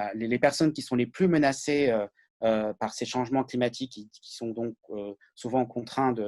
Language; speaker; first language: French; native; French